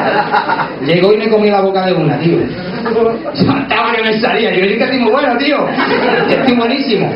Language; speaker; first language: Spanish; native; Spanish